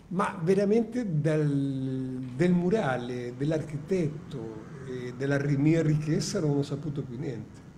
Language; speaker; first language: Italian; non-native, fluent; Spanish